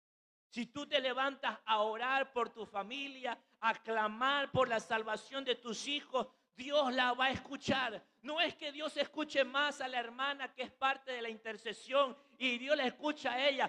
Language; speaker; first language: Spanish; native; Spanish